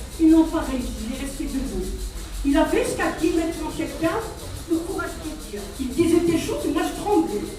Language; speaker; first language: French; non-native, local second language; Kabyle